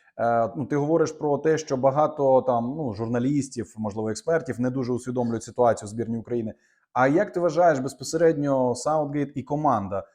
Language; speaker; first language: Ukrainian; native; Ukrainian